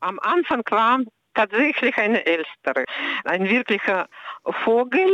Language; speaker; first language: German; non-native, fluent; Russian